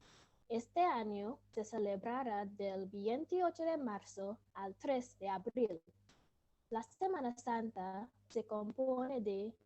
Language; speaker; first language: Spanish; non-native, learner; English